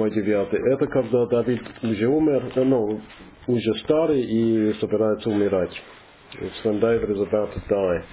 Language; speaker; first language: Russian; non-native, learner; English